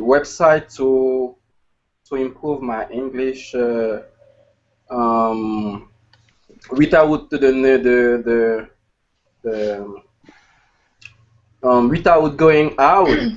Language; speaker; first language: English; non-native, learner; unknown